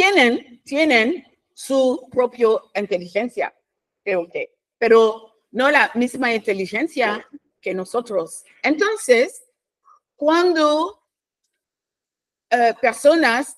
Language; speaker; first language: Spanish; non-native, fluent; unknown